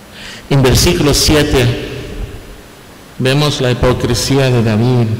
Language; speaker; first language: Spanish; non-native, fluent; English